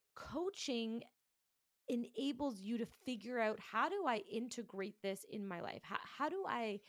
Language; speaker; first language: English; native; English